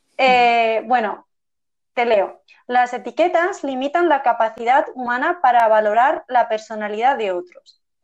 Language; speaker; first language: Spanish; early bilingual, other home language; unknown